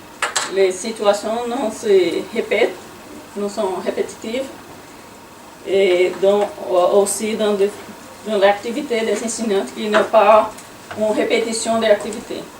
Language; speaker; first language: French; non-native, learner; Portuguese